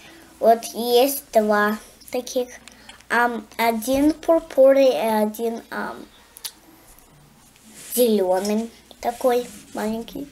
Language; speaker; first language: Russian; early bilingual, heritage; Russian